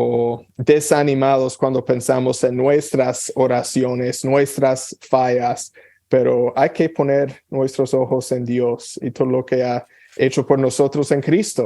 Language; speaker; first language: Spanish; non-native, fluent; English